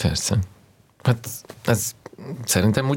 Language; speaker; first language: Hungarian; non-native, learner; Russian